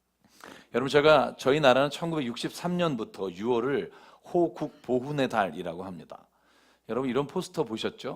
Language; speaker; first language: Korean; native; Korean